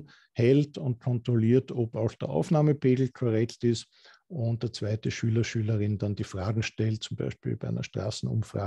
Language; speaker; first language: German; native; German